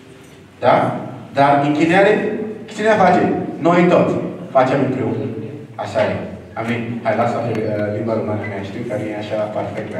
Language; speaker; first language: Romanian; non-native, learner; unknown